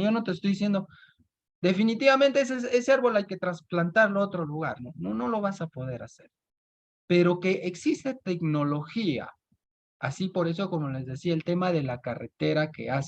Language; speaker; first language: Spanish; native; Spanish